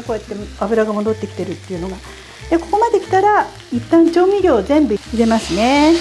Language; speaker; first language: Japanese; native; Japanese